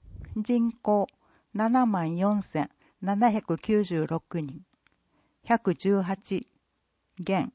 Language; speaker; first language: Japanese; native; Japanese